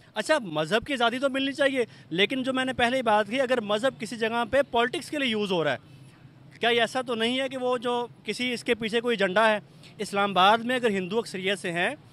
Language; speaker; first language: Urdu; non-native, local second language; Punjabi